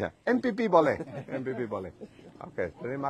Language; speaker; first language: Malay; non-native, local second language; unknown